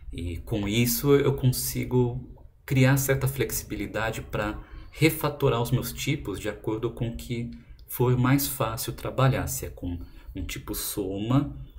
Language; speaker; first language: Portuguese; native; Portuguese